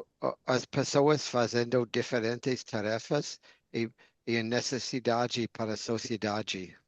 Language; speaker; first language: Portuguese; non-native, fluent; English